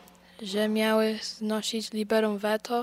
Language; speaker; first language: Polish; early bilingual, heritage; Polish